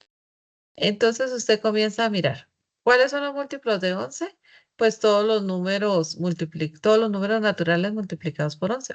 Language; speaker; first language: Spanish; native; Spanish